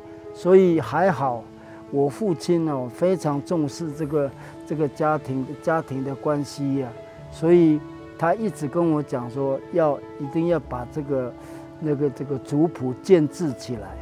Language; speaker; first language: Chinese; non-native, local second language; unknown